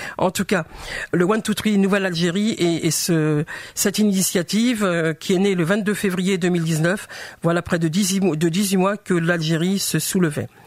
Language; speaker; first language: French; native; French